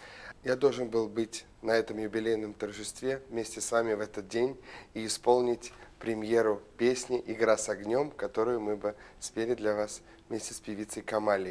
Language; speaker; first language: Russian; native; Russian